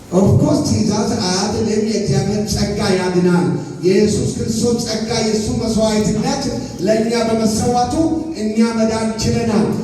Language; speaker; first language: Amharic; non-native, local second language; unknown